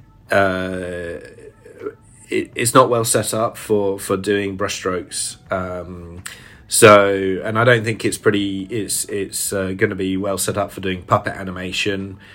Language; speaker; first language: English; native; English